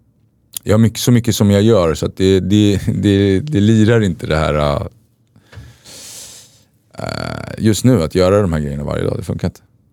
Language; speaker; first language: Swedish; native; Swedish